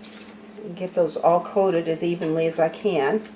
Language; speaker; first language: English; native; English